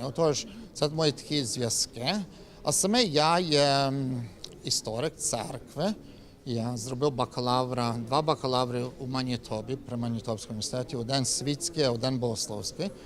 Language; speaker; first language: Ukrainian; early bilingual, heritage; Ukrainian